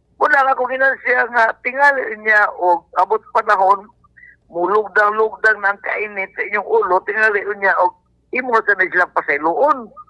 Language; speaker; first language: Cebuano; native; Cebuano